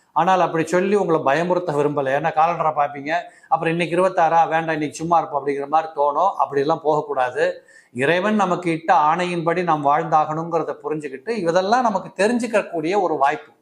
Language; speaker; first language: Tamil; native; Tamil